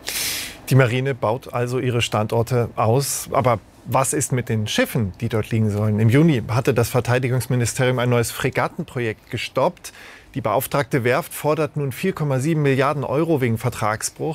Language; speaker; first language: German; native; German